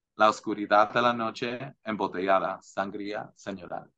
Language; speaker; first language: Spanish; early bilingual, heritage; Spanish